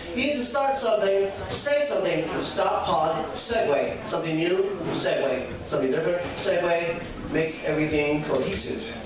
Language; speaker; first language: English; native; English